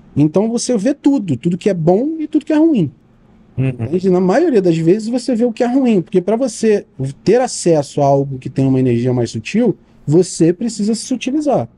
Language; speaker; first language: Portuguese; native; Portuguese